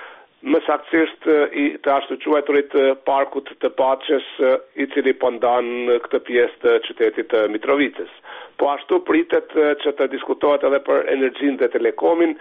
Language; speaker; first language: Albanian; native; Albanian